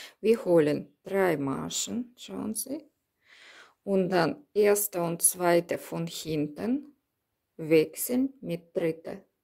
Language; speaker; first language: German; non-native, learner; Russian